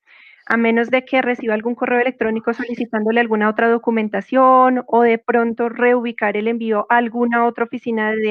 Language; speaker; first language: Spanish; native; Spanish